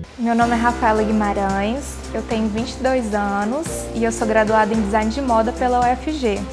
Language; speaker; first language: Portuguese; native; Portuguese